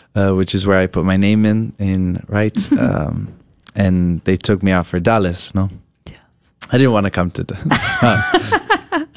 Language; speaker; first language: English; native; English